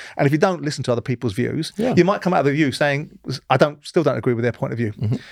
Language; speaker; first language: English; native; English